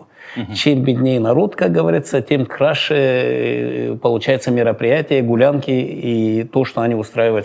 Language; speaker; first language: Russian; non-native, local second language; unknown